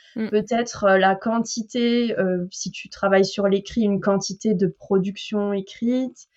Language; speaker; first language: French; native; French